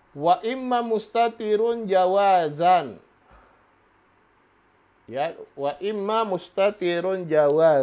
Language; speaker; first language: Arabic; non-native, fluent; Indonesian